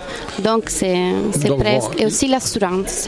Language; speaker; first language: French; non-native, fluent; Italian